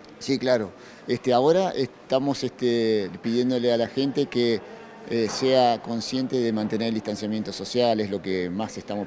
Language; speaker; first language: Spanish; native; Spanish